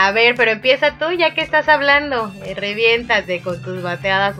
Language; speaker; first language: Spanish; native; Spanish